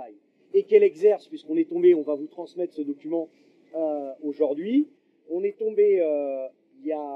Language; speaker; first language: French; native; French